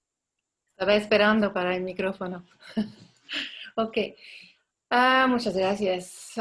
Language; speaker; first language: Spanish; non-native, fluent; French